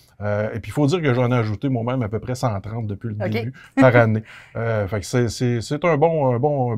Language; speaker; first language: French; native; French